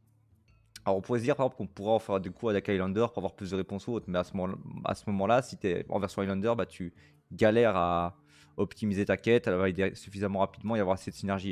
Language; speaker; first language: French; native; French